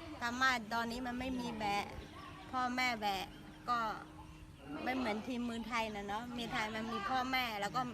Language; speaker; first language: Thai; non-native, learner; Burmese